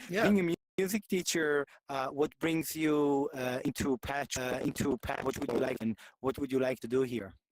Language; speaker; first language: English; non-native, fluent; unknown